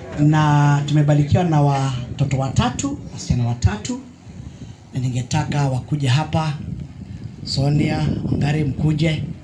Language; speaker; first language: Swahili; non-native, local second language; Kikuyu